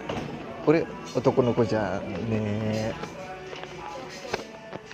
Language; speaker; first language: Japanese; non-native, learner; Indonesian